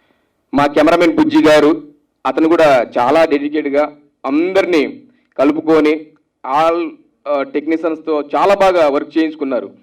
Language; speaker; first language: Telugu; native; Telugu